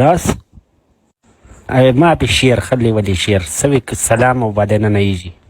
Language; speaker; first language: Arabic; non-native, learner; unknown